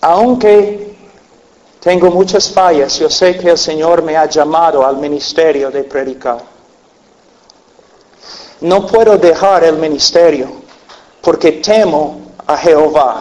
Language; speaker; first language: Spanish; non-native, fluent; English